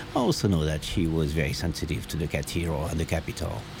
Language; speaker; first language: English; non-native, fluent; French